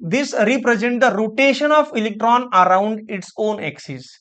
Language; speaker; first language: Hindi; non-native, local second language; Marathi